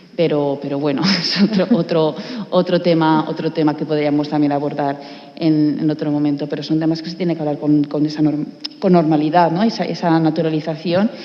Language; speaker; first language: Spanish; non-native, local second language; Catalan